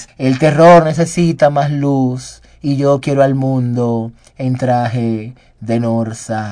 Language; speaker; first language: Spanish; native; Spanish